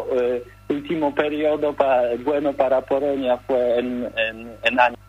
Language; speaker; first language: Spanish; non-native, learner; Polish